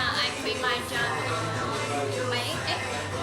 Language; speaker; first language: English; non-native, learner; Chinese